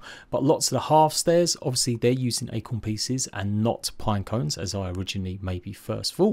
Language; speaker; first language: English; native; English